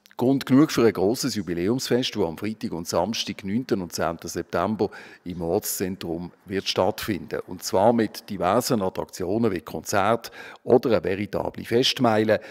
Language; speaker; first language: German; native; German